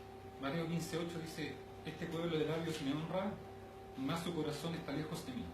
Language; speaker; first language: Spanish; native; Spanish